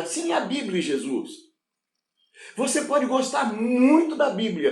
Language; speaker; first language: Portuguese; native; Portuguese